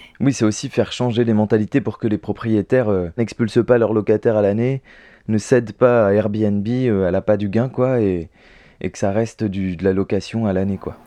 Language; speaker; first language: French; native; French